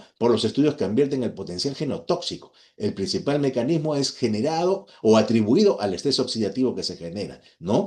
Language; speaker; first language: Spanish; native; Spanish